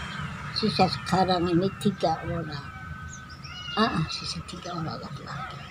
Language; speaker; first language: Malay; non-native, local second language; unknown